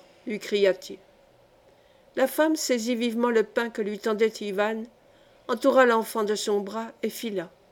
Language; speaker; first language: French; native; French